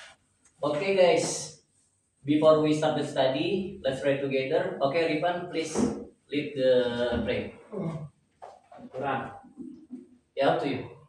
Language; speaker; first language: English; non-native, learner; Indonesian